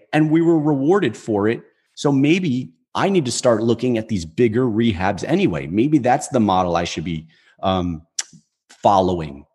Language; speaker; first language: English; native; English